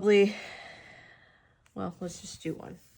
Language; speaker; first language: English; native; English